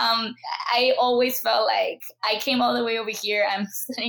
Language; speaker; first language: English; non-native, fluent; Spanish